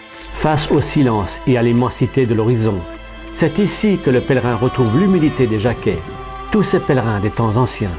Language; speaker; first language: French; native; French